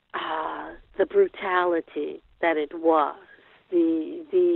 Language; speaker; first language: English; native; English